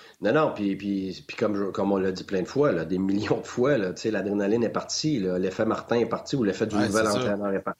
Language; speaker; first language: French; native; French